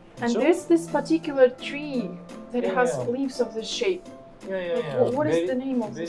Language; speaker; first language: English; non-native, fluent; Ukrainian